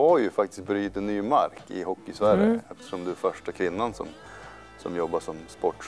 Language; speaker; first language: Swedish; native; Swedish